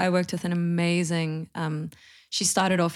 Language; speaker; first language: English; native; English